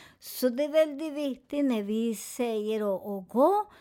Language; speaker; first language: Swedish; non-native, learner; Spanish